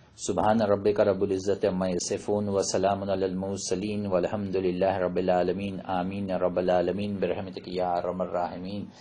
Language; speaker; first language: Urdu; native; Urdu